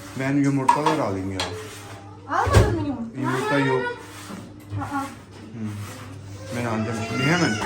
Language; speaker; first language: Turkish; non-native, learner; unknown